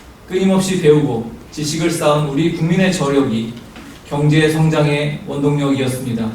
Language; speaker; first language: Korean; native; Korean